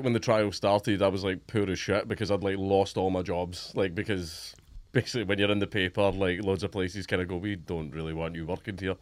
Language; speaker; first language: English; native; English